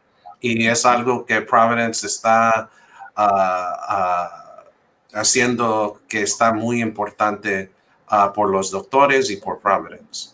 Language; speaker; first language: Spanish; early bilingual, heritage; English